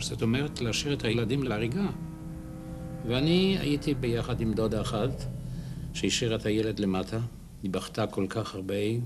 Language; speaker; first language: Hebrew; non-native, fluent; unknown